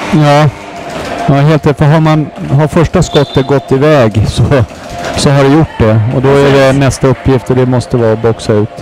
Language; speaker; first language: Swedish; native; Swedish